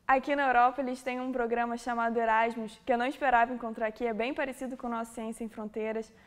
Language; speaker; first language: Portuguese; native; Portuguese